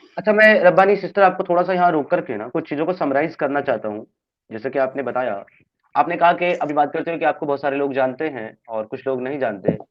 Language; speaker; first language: Hindi; native; Hindi